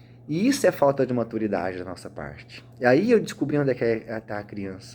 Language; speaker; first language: Portuguese; native; Portuguese